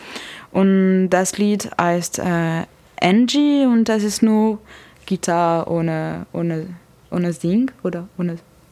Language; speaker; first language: German; non-native, learner; French